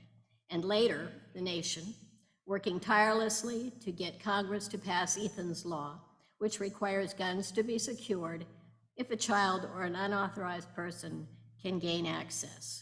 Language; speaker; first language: English; native; English